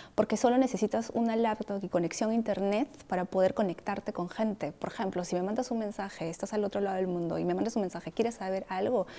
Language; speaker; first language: Spanish; native; Spanish